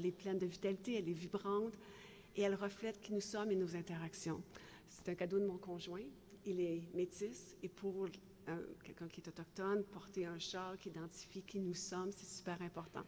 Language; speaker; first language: French; native; French